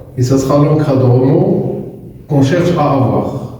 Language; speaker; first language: French; non-native, local second language; Arabic